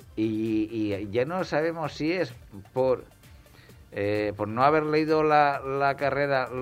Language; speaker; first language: Spanish; native; Spanish